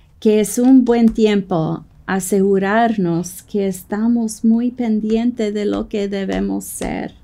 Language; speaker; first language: Spanish; non-native, fluent; English